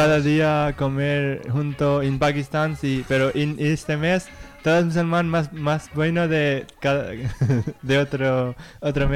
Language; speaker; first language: Spanish; non-native, learner; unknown